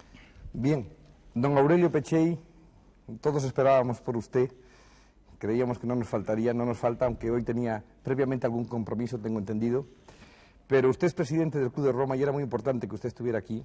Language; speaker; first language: Spanish; native; Spanish